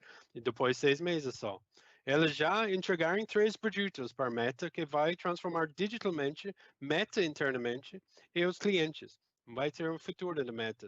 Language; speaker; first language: Portuguese; non-native, fluent; English